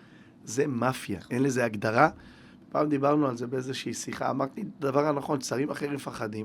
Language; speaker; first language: Hebrew; native; Hebrew